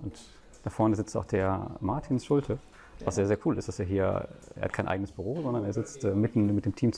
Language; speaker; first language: German; native; German